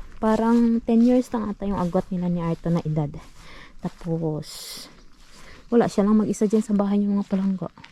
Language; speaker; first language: Filipino; non-native, local second language; Cebuano